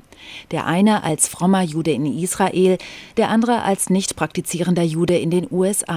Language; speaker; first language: German; native; German